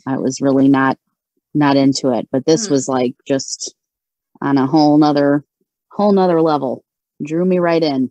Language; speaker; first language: English; native; English